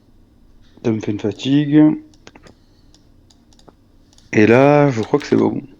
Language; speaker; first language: French; native; French